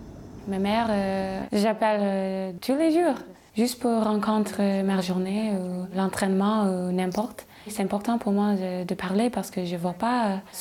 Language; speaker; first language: French; non-native, learner; English